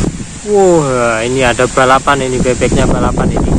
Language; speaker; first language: Indonesian; non-native, local second language; Javanese